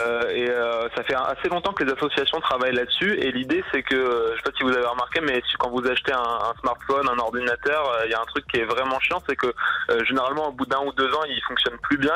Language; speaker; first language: French; native; French